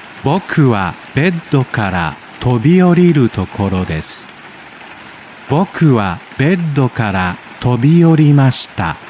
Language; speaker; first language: Japanese; non-native, learner; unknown